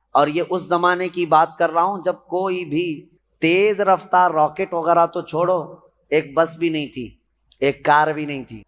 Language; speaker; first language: Urdu; native; Urdu